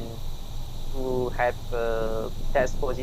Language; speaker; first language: English; non-native, learner; Vietnamese